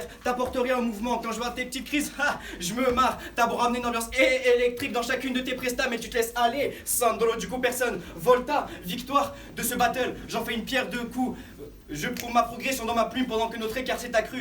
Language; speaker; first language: French; native; French